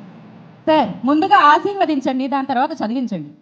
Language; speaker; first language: Telugu; native; Telugu